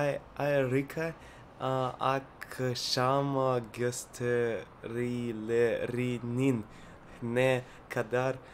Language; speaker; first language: Turkish; non-native, learner; Russian